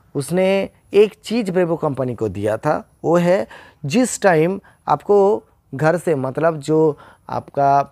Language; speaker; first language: Hindi; non-native, local second language; Bangla